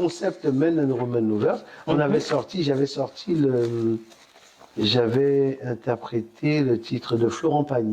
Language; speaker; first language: French; native; French